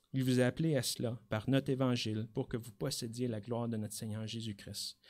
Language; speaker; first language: French; native; French